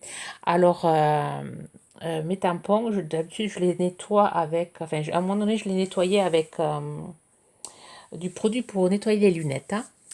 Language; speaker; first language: French; native; French